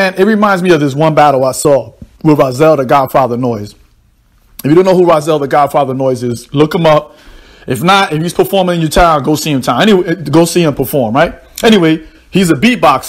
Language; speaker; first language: English; native; English